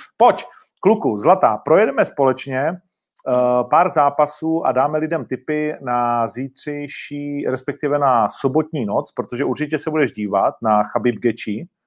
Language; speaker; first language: Czech; native; Czech